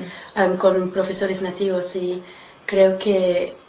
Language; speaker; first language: Spanish; non-native, learner; English